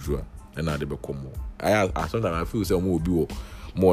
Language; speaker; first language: English; non-native, local second language; Akan